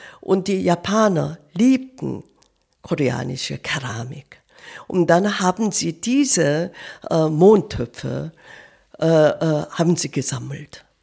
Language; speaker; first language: German; non-native, learner; Korean